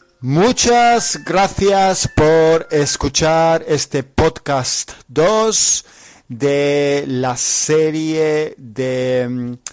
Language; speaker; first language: Spanish; non-native, fluent; English